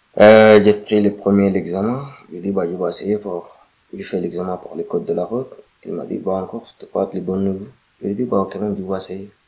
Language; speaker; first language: French; non-native, learner; Arabic